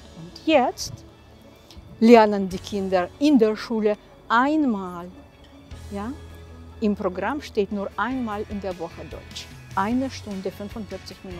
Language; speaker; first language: German; non-native, local second language; Russian